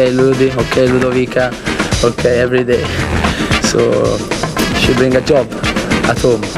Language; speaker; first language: English; non-native, learner; Italian